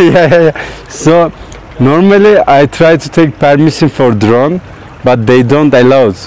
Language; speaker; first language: English; non-native, learner; Turkish